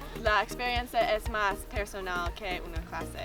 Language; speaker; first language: Spanish; non-native, learner; English